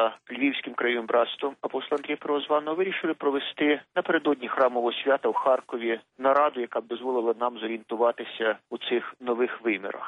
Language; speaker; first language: Ukrainian; native; Ukrainian